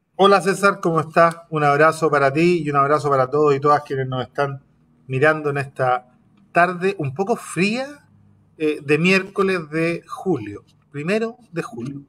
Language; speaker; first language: Spanish; native; Spanish